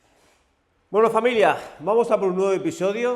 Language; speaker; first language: Spanish; native; Spanish